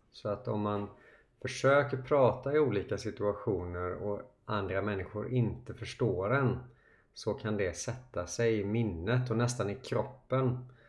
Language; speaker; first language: Swedish; native; Swedish